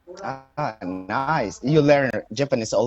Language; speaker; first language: English; non-native, learner; Indonesian